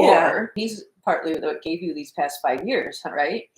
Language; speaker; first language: English; native; English